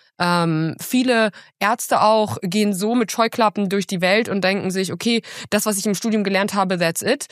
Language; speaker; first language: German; early bilingual, other home language; Russian